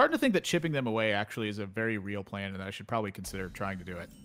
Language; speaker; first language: English; native; English